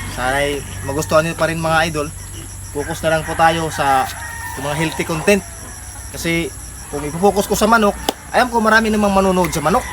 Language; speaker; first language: Filipino; non-native, local second language; Cebuano